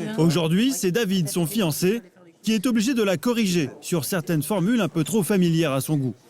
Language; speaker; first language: French; native; French